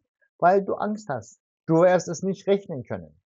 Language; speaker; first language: German; non-native, fluent; Turkish